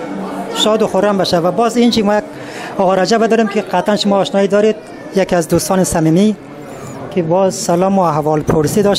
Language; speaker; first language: Persian; native; Persian